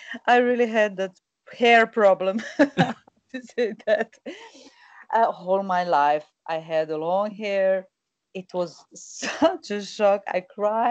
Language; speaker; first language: English; non-native, fluent; Croatian